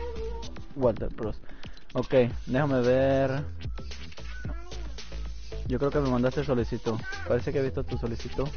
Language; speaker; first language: Spanish; native; Spanish